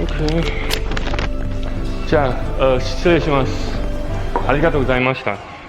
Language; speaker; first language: Japanese; non-native, learner; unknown